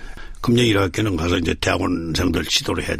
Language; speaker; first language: Korean; native; Korean